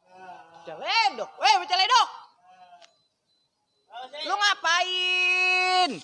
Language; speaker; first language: Indonesian; native; Indonesian